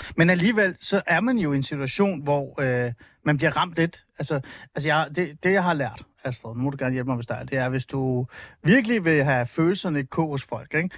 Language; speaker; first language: Danish; early bilingual, other home language; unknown